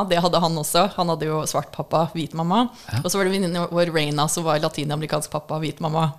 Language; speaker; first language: Norwegian; early bilingual, other home language; English